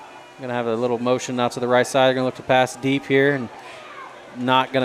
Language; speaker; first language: English; native; English